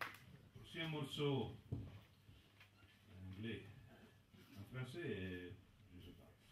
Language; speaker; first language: French; non-native, learner; Italian